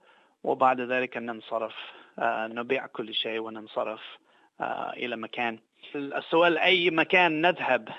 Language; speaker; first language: Arabic; non-native, fluent; English